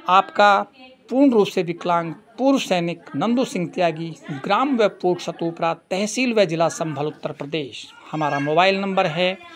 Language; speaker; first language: Hindi; native; Hindi